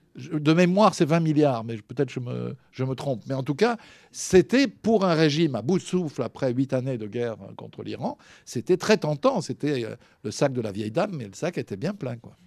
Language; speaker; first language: French; native; French